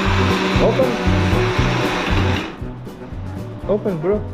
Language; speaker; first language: English; non-native, learner; Russian